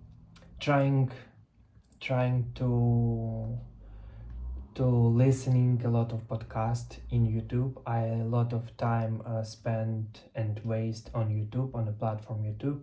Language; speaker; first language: English; non-native, learner; Russian